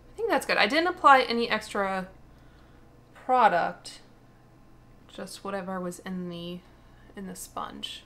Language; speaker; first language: English; native; English